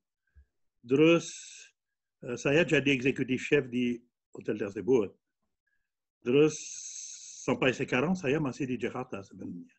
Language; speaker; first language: Indonesian; non-native, fluent; French